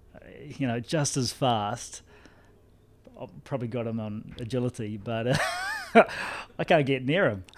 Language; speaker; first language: English; native; English